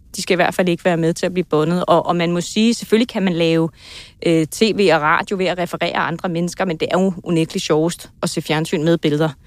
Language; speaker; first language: Danish; native; Danish